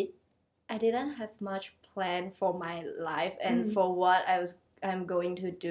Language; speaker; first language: English; non-native, local second language; Chinese